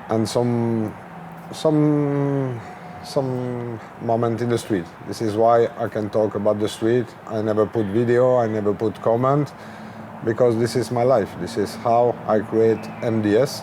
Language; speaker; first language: English; non-native, learner; French